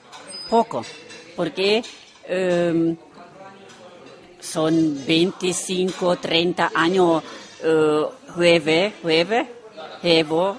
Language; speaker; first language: Spanish; non-native, learner; Romanian